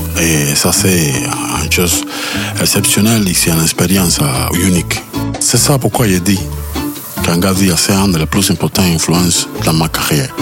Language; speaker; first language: French; non-native, learner; Spanish